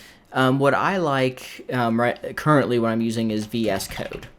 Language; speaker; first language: English; native; English